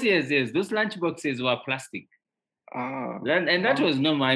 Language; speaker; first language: English; non-native, local second language; Kikuyu